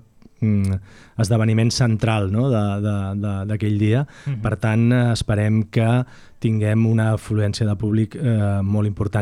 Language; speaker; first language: Catalan; native; Catalan